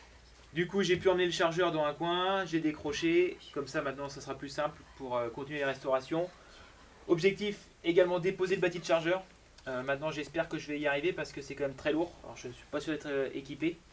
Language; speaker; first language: French; native; French